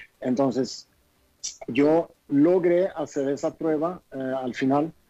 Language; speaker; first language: Spanish; non-native, fluent; Swedish